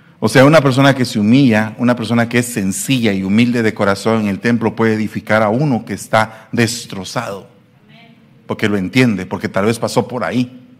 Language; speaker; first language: Spanish; native; Spanish